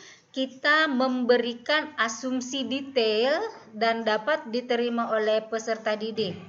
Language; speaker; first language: Indonesian; native; Indonesian